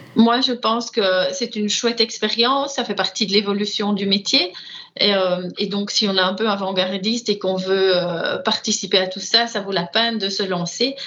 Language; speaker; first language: French; native; French